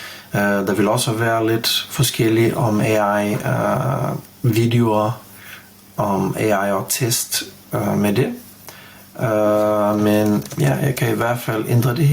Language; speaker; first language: Danish; non-native, fluent; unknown